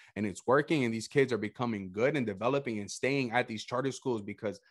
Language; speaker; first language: English; early bilingual, other home language; Spanish